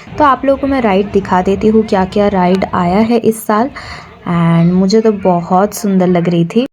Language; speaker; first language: Hindi; non-native, local second language; Bangla